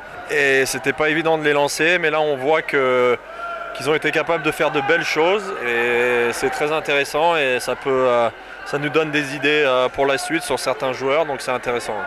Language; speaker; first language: French; native; French